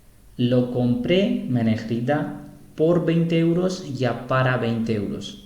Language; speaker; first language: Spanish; non-native, fluent; Urdu